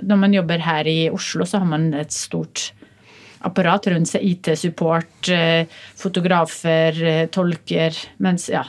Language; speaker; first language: Norwegian; early bilingual, other home language; Polish